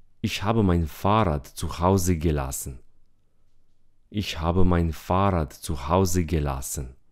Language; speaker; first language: German; non-native, fluent; Romanian